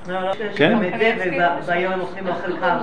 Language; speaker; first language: Hebrew; non-native, learner; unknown